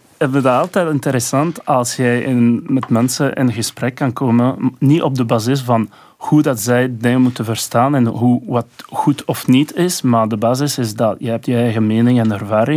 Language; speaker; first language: Dutch; non-native, local second language; French